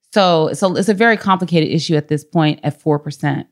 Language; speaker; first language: English; native; English